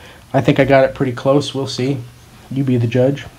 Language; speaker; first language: English; native; English